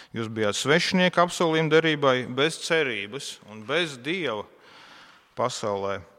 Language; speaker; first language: Latvian; non-native, local second language; Russian